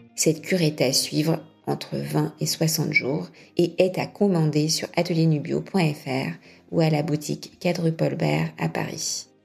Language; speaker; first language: French; native; French